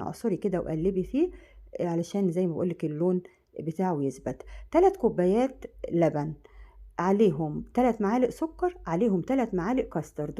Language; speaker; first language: Arabic; native; Arabic